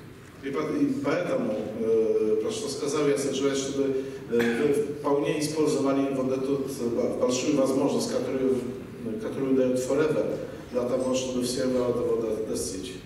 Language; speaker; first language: Russian; non-native, fluent; Polish